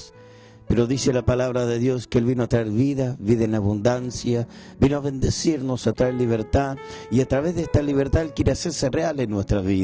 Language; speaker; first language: Spanish; native; Spanish